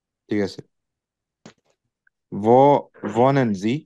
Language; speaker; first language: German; non-native, learner; Bangla